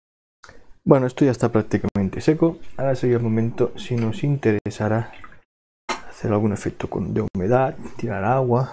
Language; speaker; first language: Spanish; non-native, local second language; Catalan